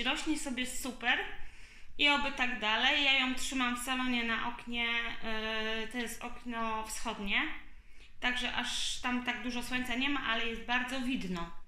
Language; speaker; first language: Polish; native; Polish